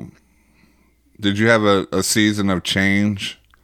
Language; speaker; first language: English; native; English